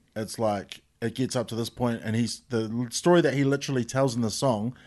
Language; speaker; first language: English; native; English